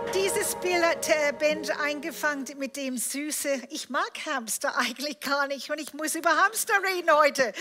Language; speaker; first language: German; non-native, fluent; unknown